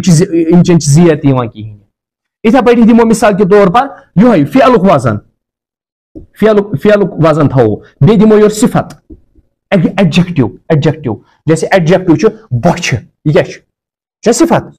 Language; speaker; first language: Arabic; non-native, fluent; Kashmiri